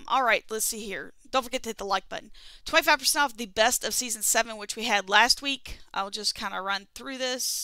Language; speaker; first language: English; native; English